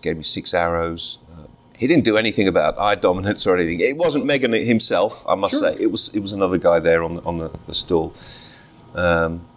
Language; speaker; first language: English; native; English